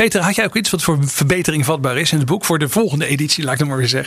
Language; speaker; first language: Dutch; native; Dutch